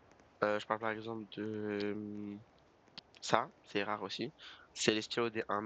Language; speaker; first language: French; native; French